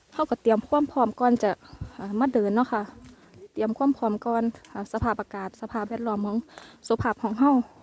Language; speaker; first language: Thai; native; Thai